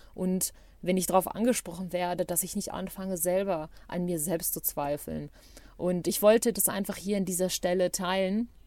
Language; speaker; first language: German; non-native, fluent; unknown